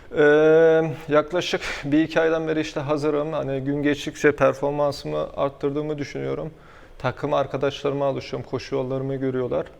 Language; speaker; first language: Turkish; early bilingual, heritage; Turkish